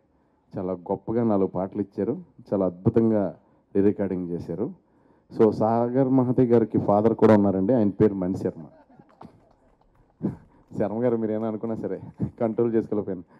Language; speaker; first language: Telugu; native; Telugu